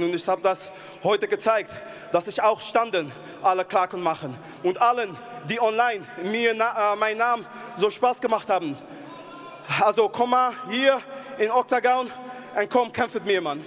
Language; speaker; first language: German; non-native, fluent; Dutch